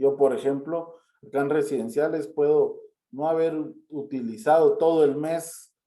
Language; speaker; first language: Spanish; native; Spanish